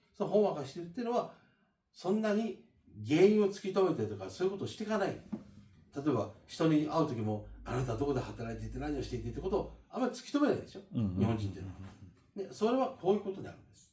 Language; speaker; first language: Japanese; native; Japanese